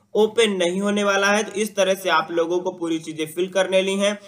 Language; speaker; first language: Hindi; native; Hindi